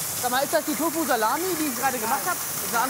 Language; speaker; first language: German; native; German